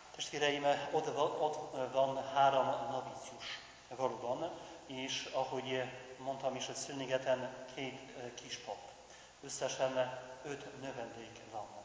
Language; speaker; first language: Hungarian; non-native, fluent; Polish